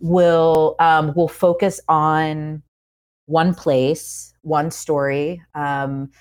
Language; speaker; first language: English; native; English